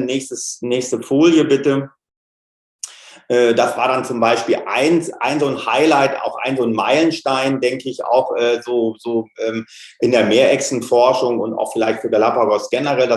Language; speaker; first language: German; native; German